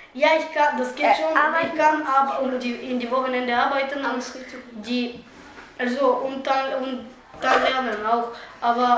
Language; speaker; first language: German; early bilingual, other home language; Bulgarian